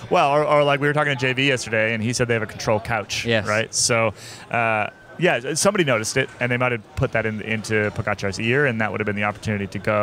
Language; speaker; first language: English; native; English